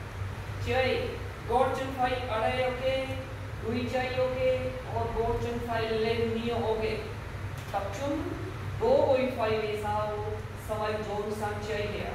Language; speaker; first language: Vietnamese; non-native, learner; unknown